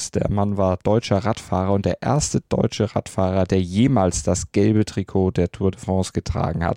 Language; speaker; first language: German; native; German